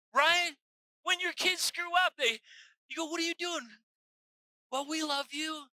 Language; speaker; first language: English; native; English